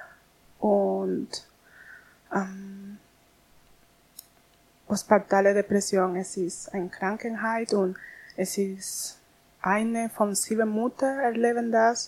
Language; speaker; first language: German; non-native, learner; Spanish